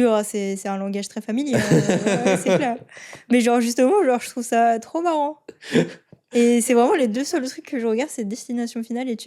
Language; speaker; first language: French; native; French